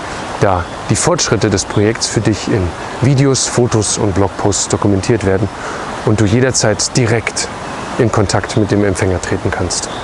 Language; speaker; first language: German; native; German